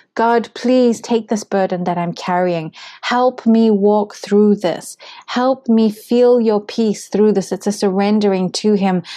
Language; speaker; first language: English; native; English